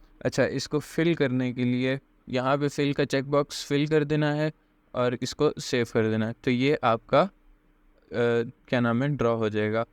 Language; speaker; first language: Hindi; native; Hindi